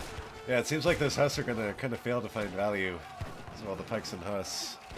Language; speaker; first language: English; native; English